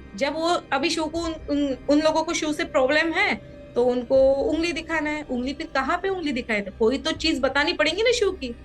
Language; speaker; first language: Hindi; non-native, local second language; Marathi